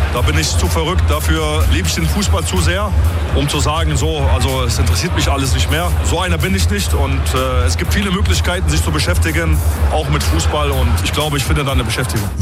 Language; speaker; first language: German; early bilingual, other home language; Polish